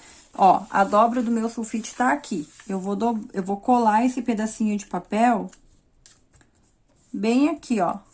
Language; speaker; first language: Portuguese; native; Portuguese